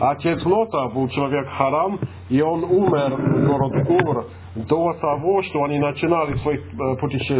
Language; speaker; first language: Russian; non-native, fluent; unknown